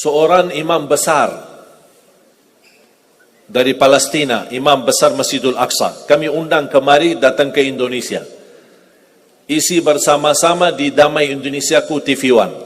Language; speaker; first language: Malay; non-native, fluent; Arabic